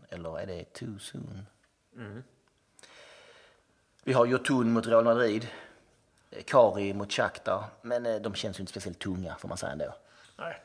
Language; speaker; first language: Swedish; native; Swedish